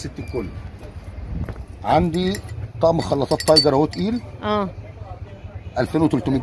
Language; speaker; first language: Arabic; native; Arabic